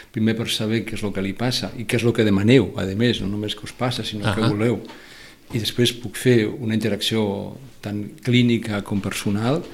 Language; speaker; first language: Catalan; non-native, local second language; Spanish